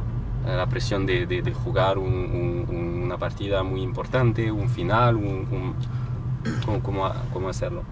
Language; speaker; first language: Spanish; non-native, learner; French